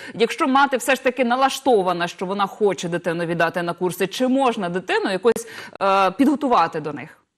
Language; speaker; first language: Ukrainian; native; Ukrainian